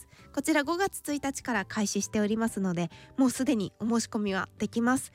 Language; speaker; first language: Japanese; native; Japanese